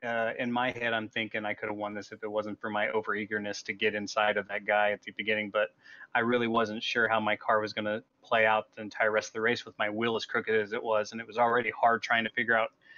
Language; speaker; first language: English; native; English